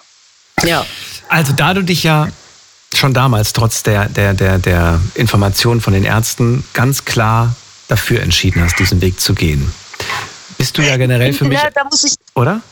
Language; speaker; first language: German; native; German